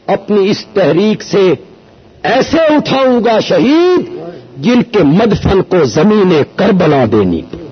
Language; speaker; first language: Urdu; non-native, local second language; Punjabi